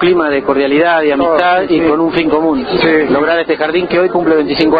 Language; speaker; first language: Spanish; native; Spanish